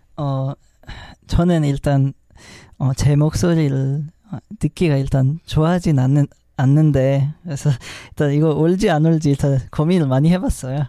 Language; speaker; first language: Korean; non-native, fluent; Arabic